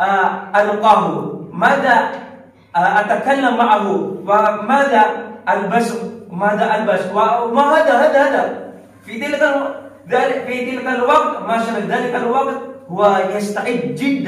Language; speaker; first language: Arabic; non-native, learner; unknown